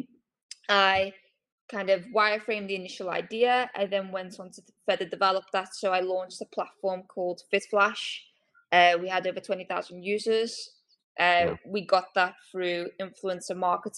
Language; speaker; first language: English; native; English